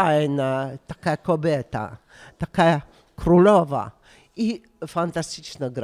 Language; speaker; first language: Polish; non-native, learner; Russian